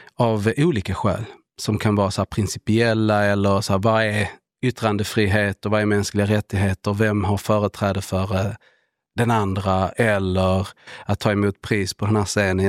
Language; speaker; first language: Swedish; native; Swedish